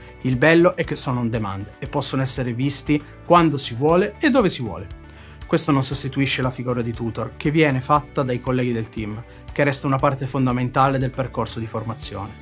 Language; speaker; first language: Italian; native; Italian